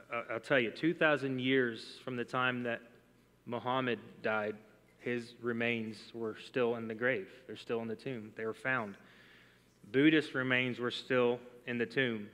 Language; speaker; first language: English; native; English